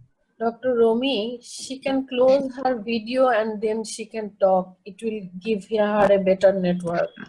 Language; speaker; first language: English; non-native, local second language; Bangla